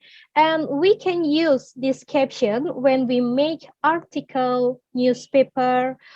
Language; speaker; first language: English; non-native, learner; Indonesian